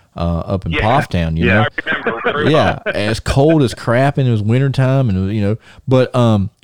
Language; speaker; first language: English; native; English